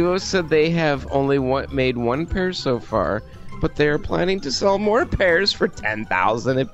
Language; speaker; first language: English; native; English